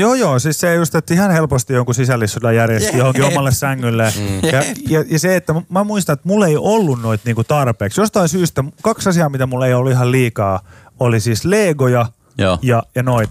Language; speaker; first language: Finnish; native; Finnish